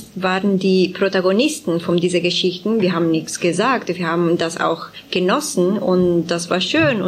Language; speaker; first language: German; non-native, fluent; Italian